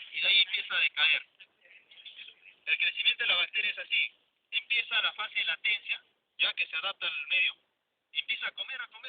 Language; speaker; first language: Spanish; native; Spanish